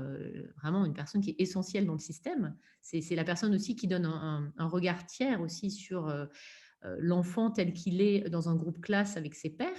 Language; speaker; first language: French; native; French